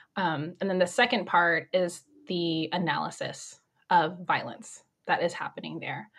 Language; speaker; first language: English; native; English